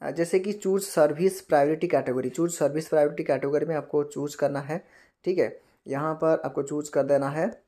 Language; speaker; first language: Hindi; non-native, local second language; Bangla